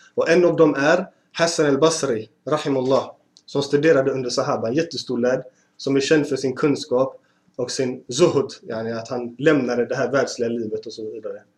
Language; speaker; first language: Swedish; early bilingual, other home language; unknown